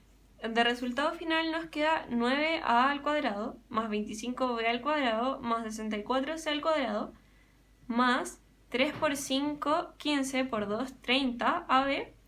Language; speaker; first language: Spanish; native; Spanish